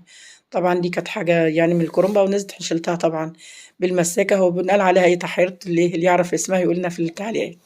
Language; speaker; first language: Arabic; native; Arabic